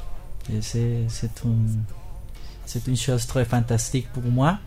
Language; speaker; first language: French; non-native, learner; Spanish